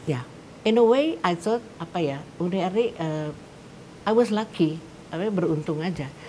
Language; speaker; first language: English; non-native, fluent; Indonesian